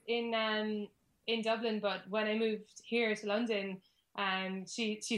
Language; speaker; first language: English; native; English